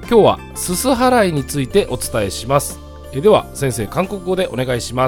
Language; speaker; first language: Japanese; native; Japanese